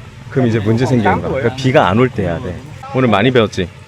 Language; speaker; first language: Korean; native; Korean